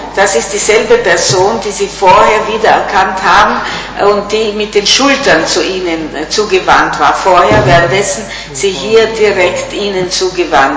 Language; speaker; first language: German; non-native, fluent; Italian